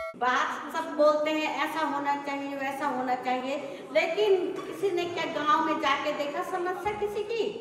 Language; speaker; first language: Hindi; native; Hindi